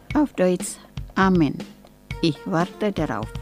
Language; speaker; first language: German; non-native, fluent; Indonesian